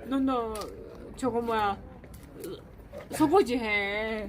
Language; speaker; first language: Korean; non-native, learner; Czech